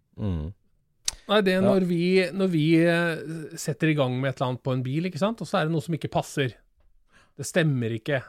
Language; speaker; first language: Norwegian; native; Norwegian